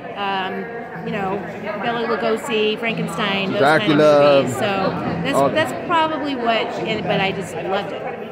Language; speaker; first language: English; native; English